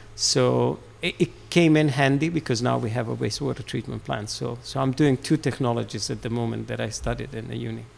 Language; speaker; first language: English; non-native, fluent; Serbian